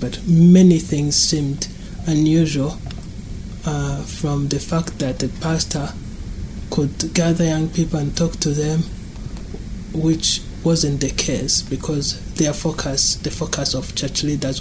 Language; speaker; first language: English; non-native, local second language; Kinyarwanda